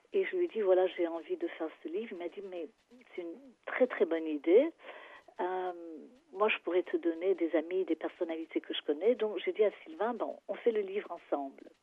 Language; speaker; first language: French; non-native, fluent; English